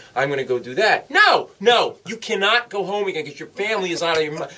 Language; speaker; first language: English; native; English